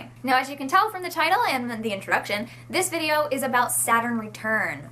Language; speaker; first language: English; native; English